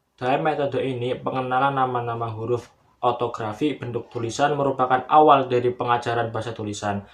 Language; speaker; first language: Indonesian; native; Indonesian